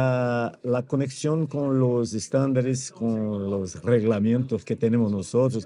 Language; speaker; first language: Spanish; non-native, fluent; Portuguese